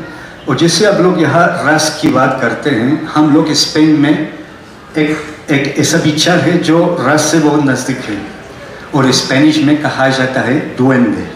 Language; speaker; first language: Hindi; non-native, fluent; Spanish